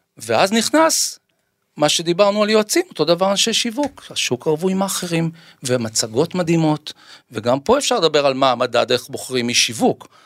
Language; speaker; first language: Hebrew; native; Hebrew